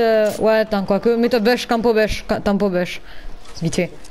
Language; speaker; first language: French; native; French